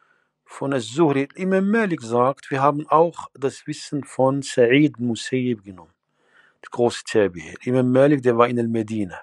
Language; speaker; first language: German; non-native, fluent; Arabic